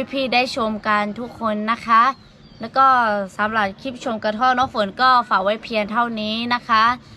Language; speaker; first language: Thai; non-native, local second language; Lahu